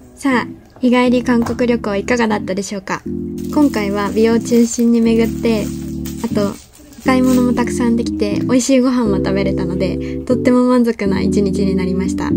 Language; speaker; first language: Japanese; native; Japanese